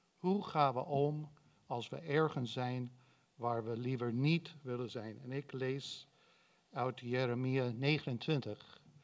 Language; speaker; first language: Dutch; non-native, fluent; English